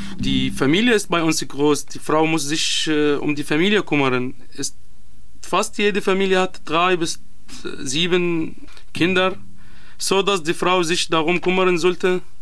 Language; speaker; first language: German; non-native, learner; Arabic